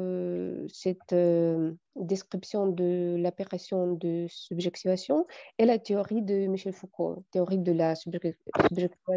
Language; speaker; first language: French; non-native, fluent; Russian